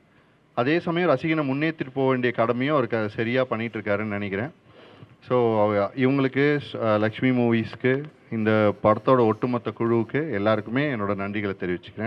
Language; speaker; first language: Tamil; native; Tamil